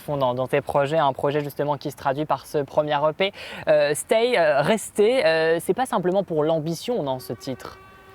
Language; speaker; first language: French; native; French